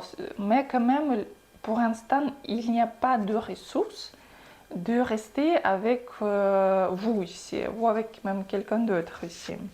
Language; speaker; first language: French; non-native, fluent; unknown